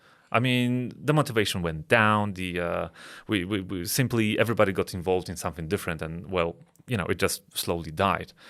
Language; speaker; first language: English; non-native, fluent; Polish